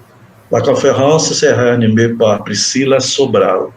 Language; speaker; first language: French; non-native, fluent; Portuguese